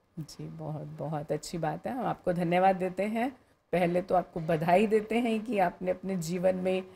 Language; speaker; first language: Hindi; native; Hindi